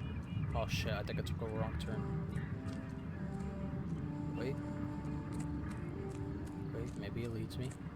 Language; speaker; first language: English; native; English